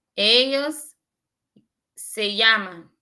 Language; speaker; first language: Spanish; non-native, learner; English